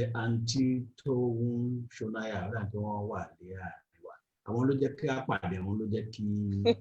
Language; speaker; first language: English; non-native, local second language; Yoruba